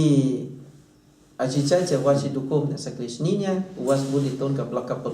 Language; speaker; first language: Russian; non-native, learner; Thai